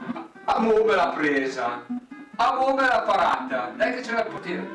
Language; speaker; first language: Italian; native; Italian